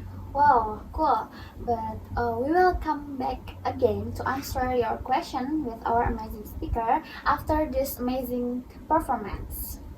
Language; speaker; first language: English; non-native, learner; Indonesian